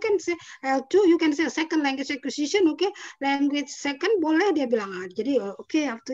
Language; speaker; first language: English; non-native, fluent; Indonesian